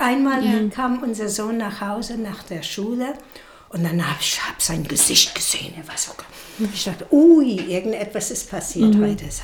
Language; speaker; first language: German; non-native, fluent; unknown